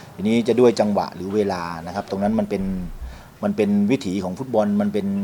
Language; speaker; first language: Thai; native; Thai